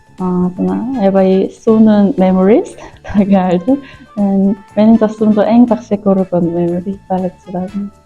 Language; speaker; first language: Kyrgyz; non-native, learner; Korean